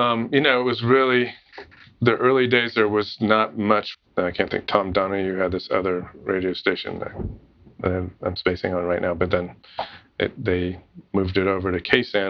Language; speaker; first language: English; native; English